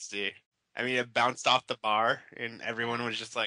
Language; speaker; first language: English; native; English